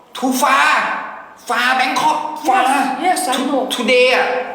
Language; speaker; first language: English; non-native, learner; Thai